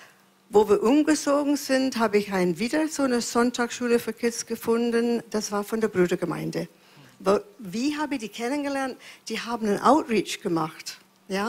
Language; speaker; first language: German; non-native, fluent; English